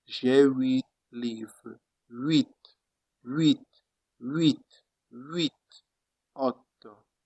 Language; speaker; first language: French; non-native, fluent; Italian